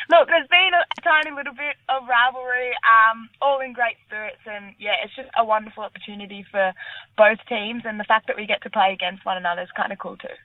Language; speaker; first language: English; native; English